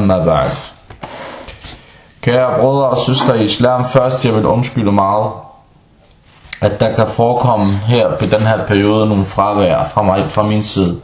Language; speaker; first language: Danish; non-native, fluent; Arabic